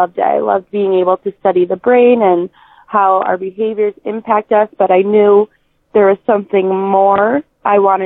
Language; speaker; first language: English; native; English